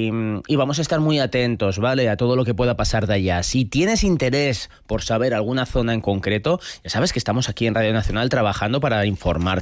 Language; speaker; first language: Spanish; native; Spanish